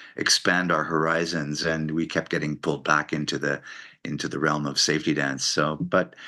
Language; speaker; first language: English; native; English